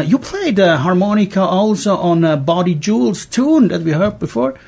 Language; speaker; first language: English; non-native, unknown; German